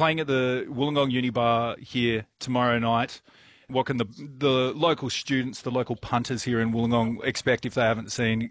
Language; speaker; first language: English; native; English